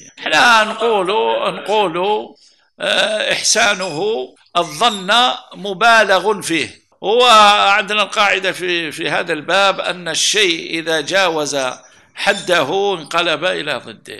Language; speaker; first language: Arabic; native; Arabic